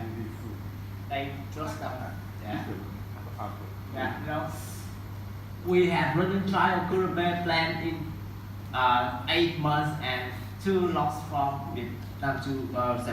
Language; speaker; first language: English; non-native, learner; Vietnamese